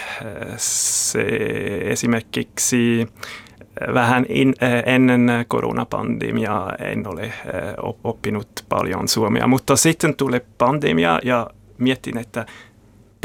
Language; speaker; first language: Finnish; non-native, fluent; German